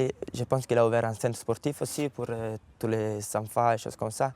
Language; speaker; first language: French; non-native, learner; Italian